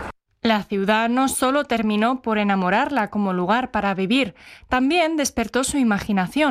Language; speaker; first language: Spanish; non-native, learner; Czech